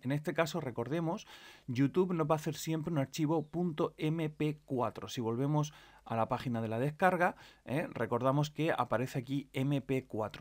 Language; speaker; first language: Spanish; native; Spanish